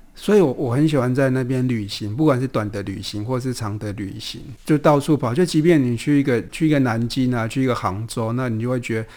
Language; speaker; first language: Chinese; native; Chinese